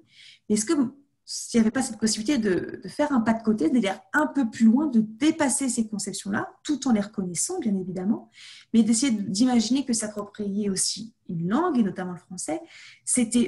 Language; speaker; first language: French; native; French